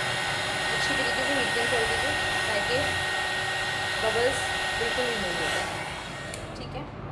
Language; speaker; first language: Hindi; native; Hindi